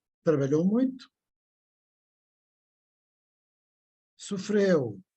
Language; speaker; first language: Portuguese; native; Portuguese